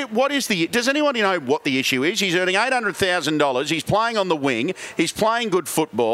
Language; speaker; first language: English; native; English